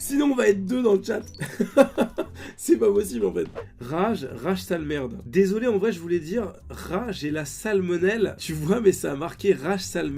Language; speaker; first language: French; native; French